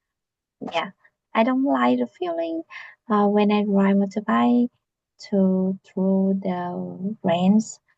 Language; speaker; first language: English; non-native, learner; Vietnamese